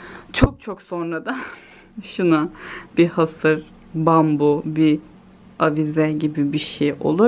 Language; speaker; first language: Turkish; native; Turkish